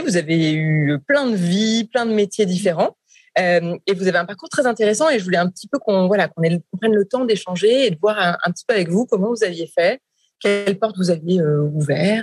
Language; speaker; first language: French; native; French